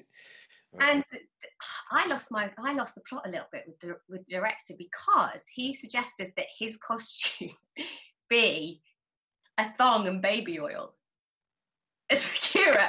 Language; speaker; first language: English; native; English